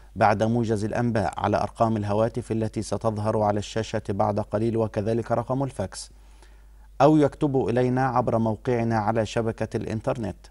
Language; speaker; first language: Arabic; native; Arabic